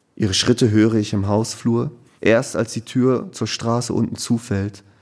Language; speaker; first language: German; native; German